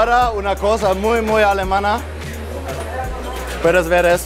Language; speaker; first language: Spanish; non-native, fluent; German